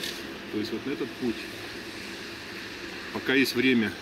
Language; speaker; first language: Russian; native; Russian